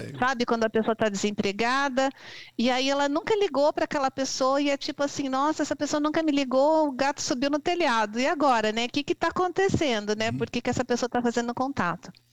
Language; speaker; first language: Portuguese; native; Portuguese